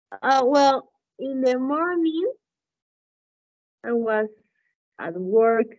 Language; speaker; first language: English; non-native, learner; Spanish